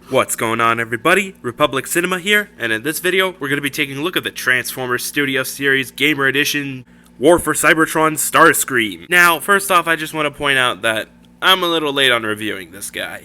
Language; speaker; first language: English; native; English